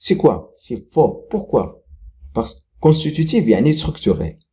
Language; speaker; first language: French; non-native, local second language; Arabic